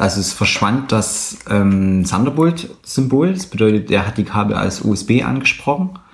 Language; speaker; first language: German; native; German